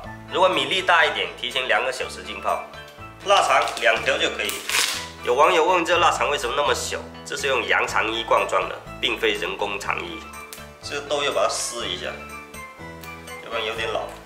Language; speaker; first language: Chinese; non-native, local second language; Min Nan Chinese